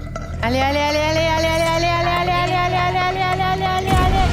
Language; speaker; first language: French; native; French